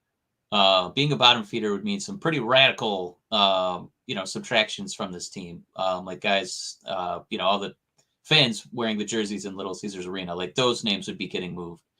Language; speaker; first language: English; native; English